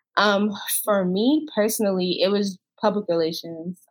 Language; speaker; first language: English; native; English